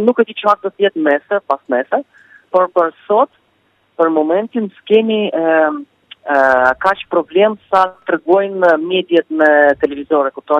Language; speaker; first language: Albanian; early bilingual, heritage; Albanian